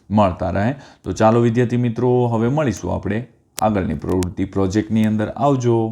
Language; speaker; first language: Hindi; non-native, local second language; Gujarati